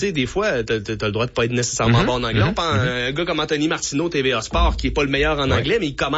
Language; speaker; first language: French; native; French